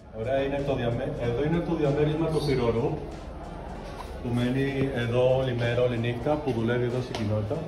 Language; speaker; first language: Greek; early bilingual, heritage; Greek